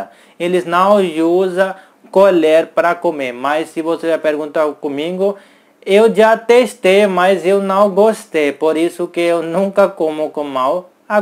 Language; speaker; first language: Portuguese; non-native, learner; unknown